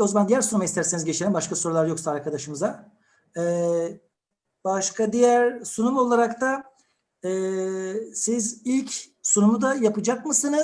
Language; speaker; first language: Turkish; native; Turkish